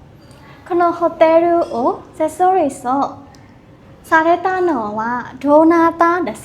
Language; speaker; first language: Japanese; non-native, learner; Burmese